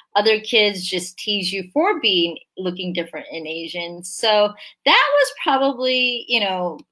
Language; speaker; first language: English; early bilingual, other home language; Korean